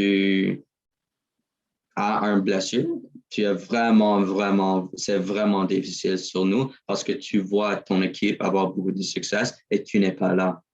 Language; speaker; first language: French; non-native, learner; English